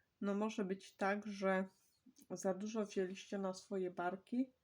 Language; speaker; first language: Polish; native; Polish